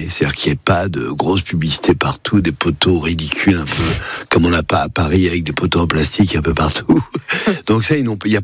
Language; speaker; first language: French; native; French